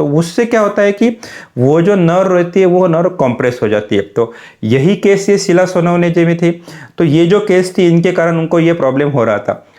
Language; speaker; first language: Hindi; non-native, local second language; Marathi